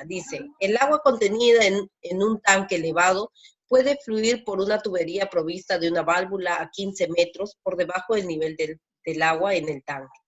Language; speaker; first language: Spanish; native; Spanish